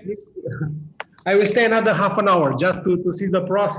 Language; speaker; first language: English; non-native, learner; Romanian